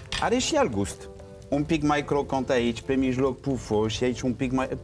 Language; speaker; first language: Romanian; non-native, learner; French